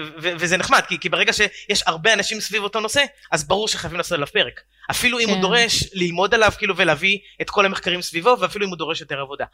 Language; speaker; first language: Hebrew; native; Hebrew